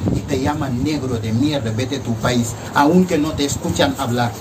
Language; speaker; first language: Spanish; non-native, fluent; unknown